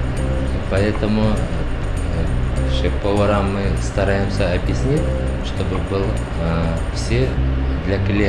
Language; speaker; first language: Russian; non-native, learner; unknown